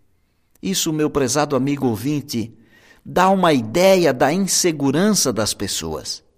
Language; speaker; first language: Portuguese; native; Portuguese